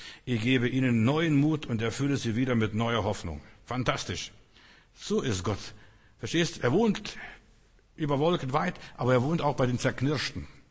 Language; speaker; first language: German; non-native, fluent; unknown